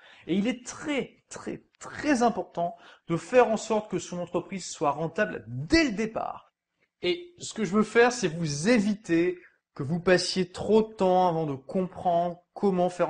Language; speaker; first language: French; native; French